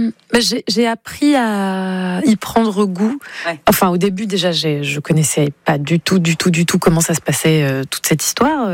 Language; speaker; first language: French; native; French